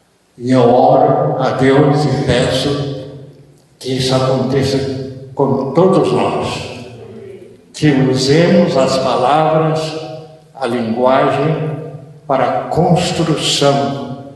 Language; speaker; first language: Portuguese; early bilingual, other home language; Japanese